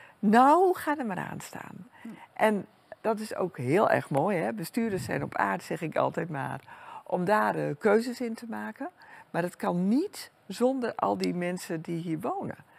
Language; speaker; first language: Dutch; native; Dutch